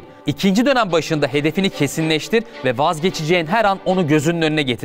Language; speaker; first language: Turkish; native; Turkish